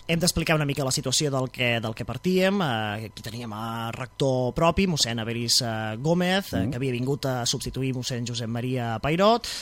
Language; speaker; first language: Catalan; native; Catalan